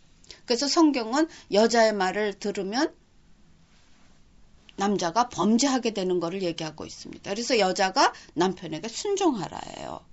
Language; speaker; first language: Korean; native; Korean